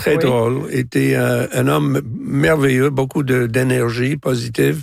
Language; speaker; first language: French; non-native, local second language; English